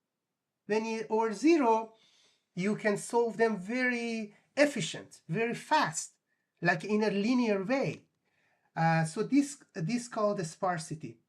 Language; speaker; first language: English; non-native, fluent; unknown